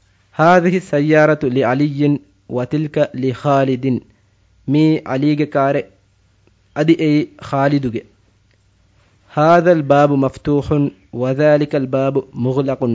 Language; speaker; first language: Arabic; non-native, fluent; Divehi